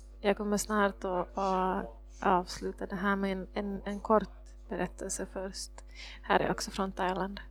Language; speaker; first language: Swedish; non-native, fluent; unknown